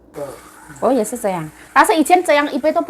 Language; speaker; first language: Chinese; non-native, learner; Javanese